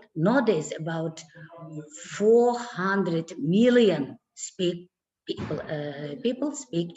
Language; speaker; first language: English; non-native, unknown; Kazakh